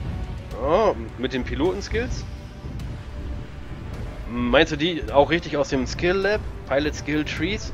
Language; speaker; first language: German; native; German